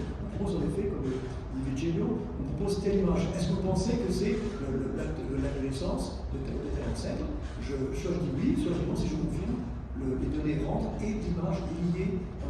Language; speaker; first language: French; native; French